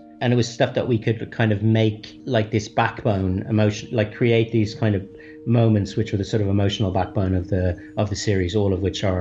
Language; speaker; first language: English; native; English